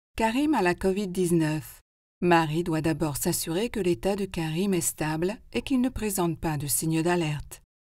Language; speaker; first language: French; native; French